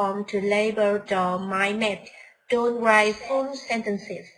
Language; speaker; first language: English; non-native, learner; Vietnamese